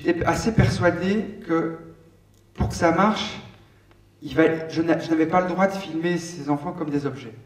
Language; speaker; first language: French; native; French